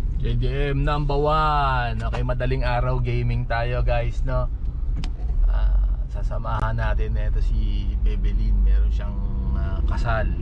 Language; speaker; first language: Filipino; native; Filipino